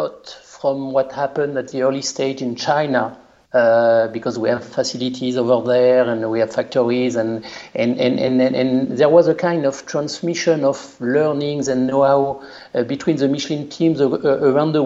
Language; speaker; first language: English; non-native, fluent; French